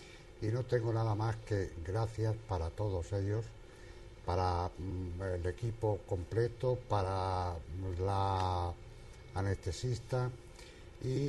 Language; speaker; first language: Spanish; native; Spanish